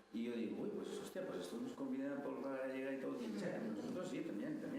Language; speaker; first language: Spanish; non-native, local second language; Catalan